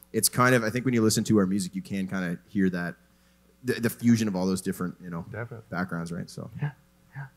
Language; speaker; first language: English; native; English